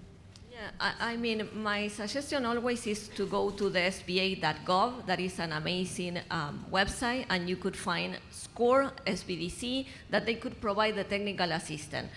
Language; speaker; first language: English; non-native, fluent; Spanish